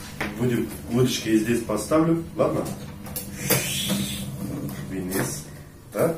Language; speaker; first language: Russian; non-native, learner; Turkish